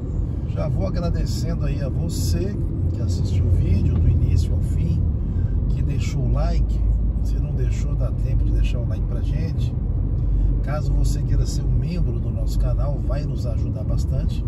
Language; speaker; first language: Portuguese; native; Portuguese